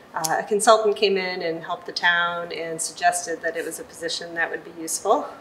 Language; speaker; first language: English; native; English